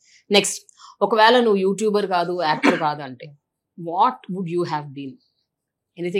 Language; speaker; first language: Telugu; native; Telugu